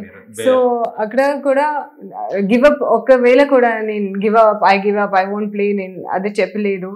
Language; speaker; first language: Telugu; non-native, learner; Hindi